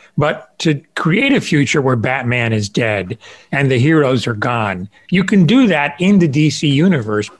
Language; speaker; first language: English; early bilingual, other home language; Spanish